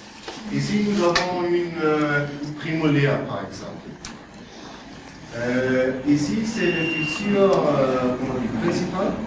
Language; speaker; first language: French; non-native, learner; German